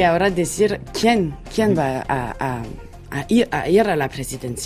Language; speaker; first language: Spanish; non-native, fluent; French